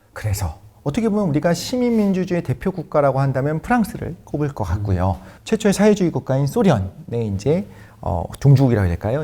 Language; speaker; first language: Korean; native; Korean